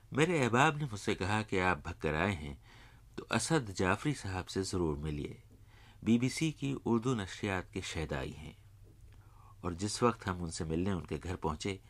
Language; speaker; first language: Urdu; native; Urdu